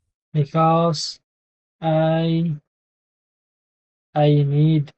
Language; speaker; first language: English; non-native, learner; Indonesian